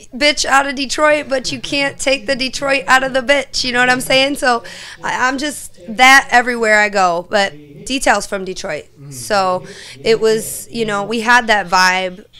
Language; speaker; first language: English; native; English